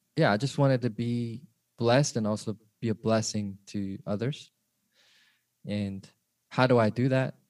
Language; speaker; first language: English; early bilingual, other home language; Korean